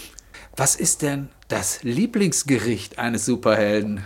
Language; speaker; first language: German; native; German